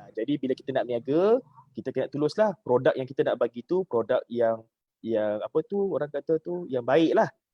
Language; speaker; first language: Malay; native; Malay